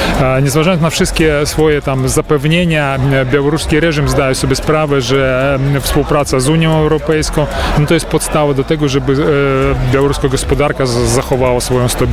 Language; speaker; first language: Polish; early bilingual, heritage; Polish